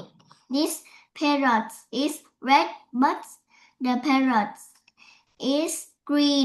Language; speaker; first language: English; non-native, learner; Vietnamese